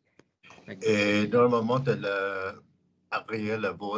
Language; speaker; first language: French; non-native, learner; English